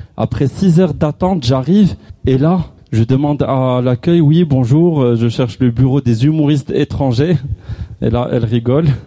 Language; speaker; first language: French; non-native, local second language; Arabic